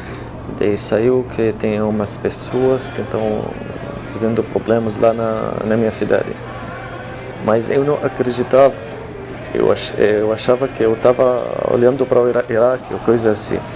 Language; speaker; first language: Portuguese; non-native, learner; Arabic